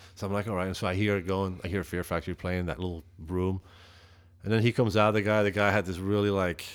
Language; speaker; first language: English; non-native, fluent; Dutch